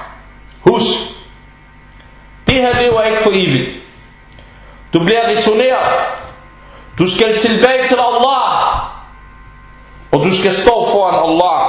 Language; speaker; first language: Danish; non-native, fluent; Arabic